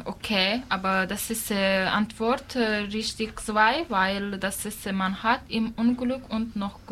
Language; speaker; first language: German; non-native, learner; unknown